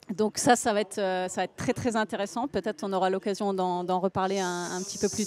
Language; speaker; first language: French; native; French